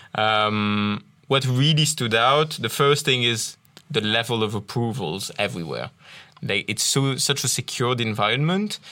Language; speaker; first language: English; non-native, fluent; French